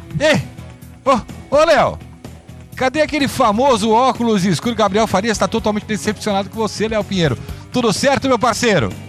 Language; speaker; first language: Portuguese; native; Portuguese